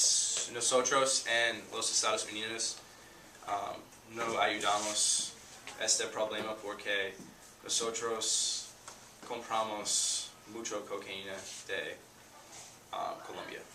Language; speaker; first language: Spanish; non-native, learner; English